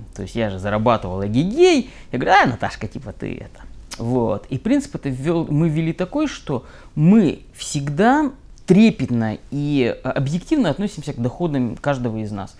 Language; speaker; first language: Russian; native; Russian